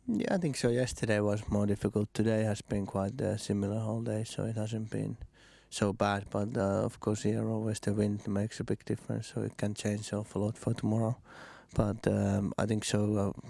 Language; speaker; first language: English; non-native, fluent; Finnish